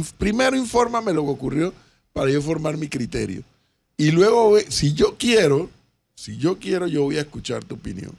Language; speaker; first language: Spanish; native; Spanish